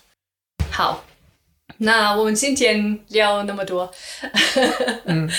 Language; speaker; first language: Chinese; non-native, learner; English